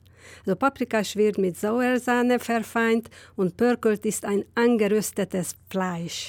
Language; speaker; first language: German; non-native, fluent; Hungarian